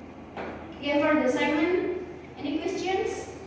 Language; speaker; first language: English; non-native, learner; Indonesian